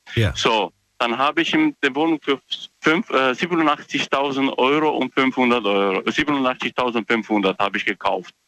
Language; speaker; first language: German; non-native, fluent; Romanian